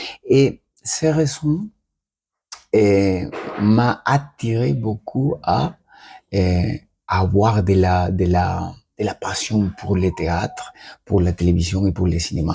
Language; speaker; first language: French; non-native, learner; Spanish